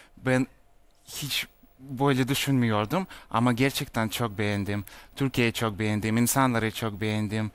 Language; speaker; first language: Turkish; non-native, learner; Russian